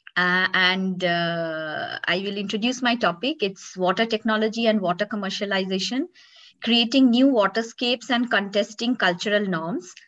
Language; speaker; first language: English; non-native, local second language; Bangla